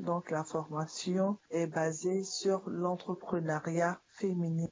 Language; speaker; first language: French; non-native, local second language; Sango